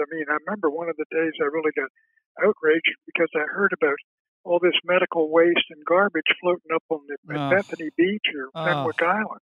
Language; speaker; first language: English; native; English